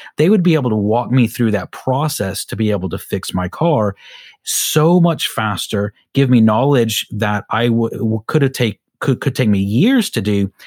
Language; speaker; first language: English; native; English